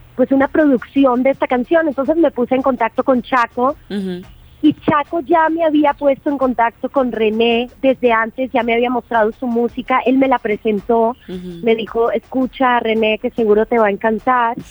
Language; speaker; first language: Spanish; native; Spanish